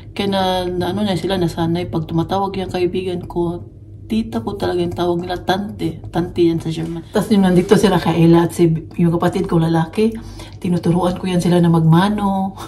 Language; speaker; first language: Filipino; non-native, local second language; Cebuano